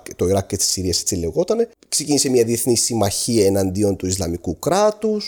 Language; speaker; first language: Greek; non-native, fluent; Arabic